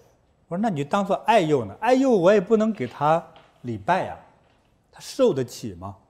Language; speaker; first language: Chinese; native; Chinese